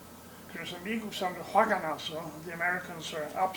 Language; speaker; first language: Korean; non-native, learner; English